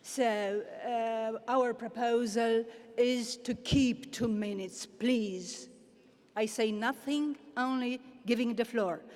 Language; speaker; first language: English; non-native, fluent; Romanian